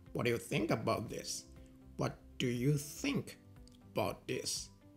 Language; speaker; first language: English; non-native, fluent; Japanese